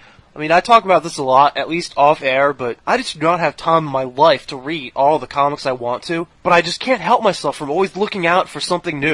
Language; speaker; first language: English; native; English